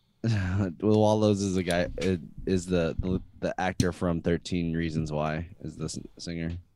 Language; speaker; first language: English; native; English